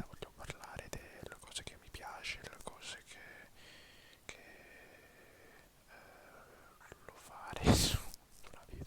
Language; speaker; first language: Italian; early bilingual, heritage; English